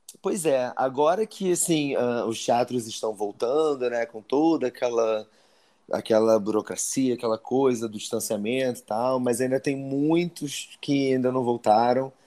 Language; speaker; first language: Portuguese; native; Portuguese